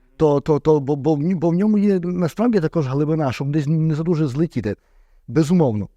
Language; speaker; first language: Ukrainian; native; Ukrainian